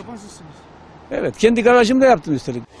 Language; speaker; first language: Turkish; native; Turkish